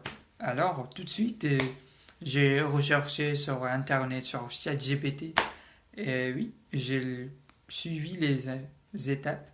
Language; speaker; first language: French; non-native, learner; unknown